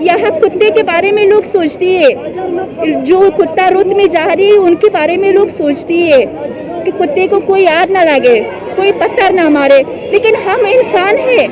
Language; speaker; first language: Hindi; non-native, learner; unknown